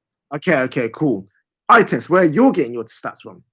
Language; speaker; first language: English; native; English